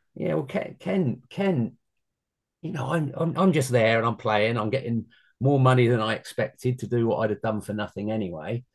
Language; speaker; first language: English; native; English